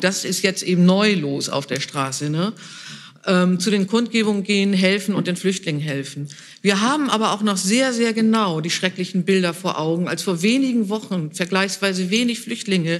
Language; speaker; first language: German; native; German